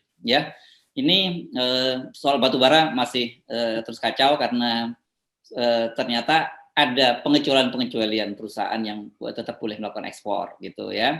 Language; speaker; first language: Indonesian; native; Indonesian